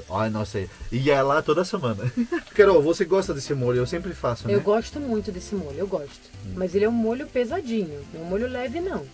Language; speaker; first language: Portuguese; non-native, fluent; French